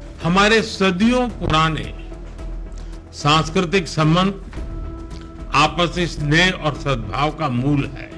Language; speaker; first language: Hindi; native; Hindi